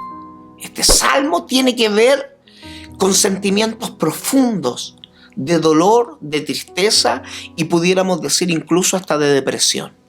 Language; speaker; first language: Spanish; native; Spanish